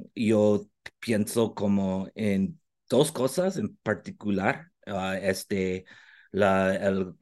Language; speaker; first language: Spanish; non-native, fluent; English